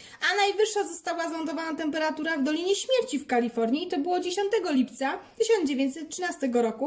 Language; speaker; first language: Polish; native; Polish